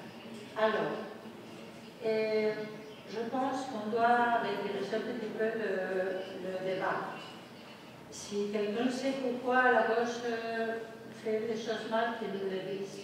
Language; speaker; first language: French; non-native, fluent; Spanish